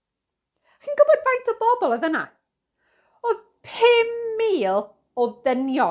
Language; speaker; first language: Welsh; non-native, fluent; English